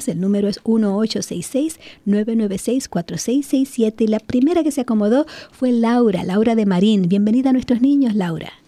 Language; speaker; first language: Spanish; native; Spanish